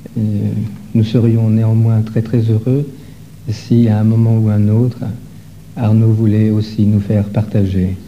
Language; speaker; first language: French; native; French